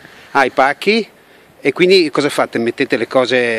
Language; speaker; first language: Italian; native; Italian